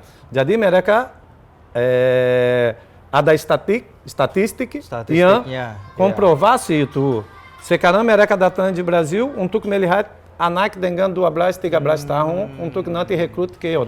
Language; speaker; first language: Indonesian; non-native, fluent; Portuguese